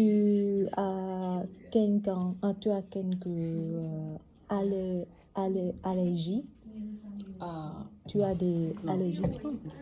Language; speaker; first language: French; non-native, learner; Vietnamese